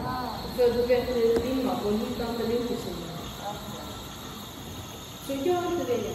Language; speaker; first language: Swedish; early bilingual, other home language; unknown